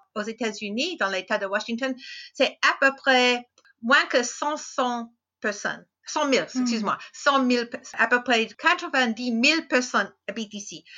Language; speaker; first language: French; non-native, fluent; English